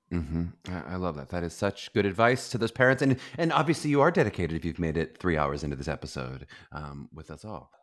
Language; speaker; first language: English; native; English